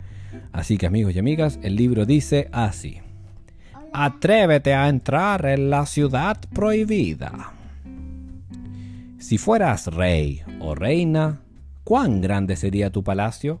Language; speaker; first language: Spanish; native; Spanish